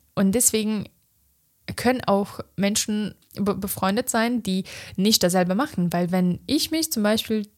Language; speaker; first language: German; non-native, fluent; Romanian